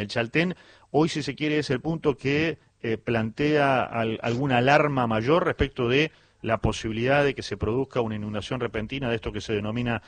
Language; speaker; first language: Spanish; native; Spanish